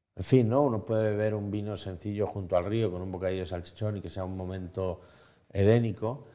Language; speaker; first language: Spanish; native; Spanish